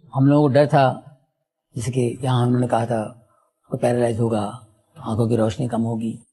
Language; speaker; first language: Hindi; non-native, local second language; Telugu